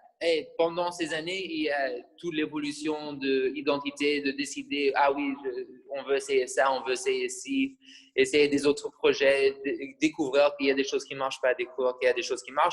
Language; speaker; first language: French; non-native, fluent; English